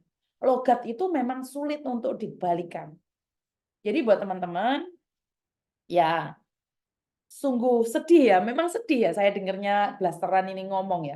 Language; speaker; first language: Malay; non-native, local second language; Javanese